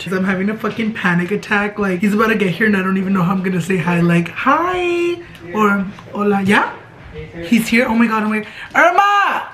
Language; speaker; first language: English; early bilingual, other home language; Spanish